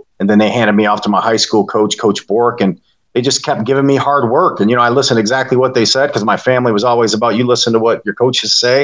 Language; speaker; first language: English; native; English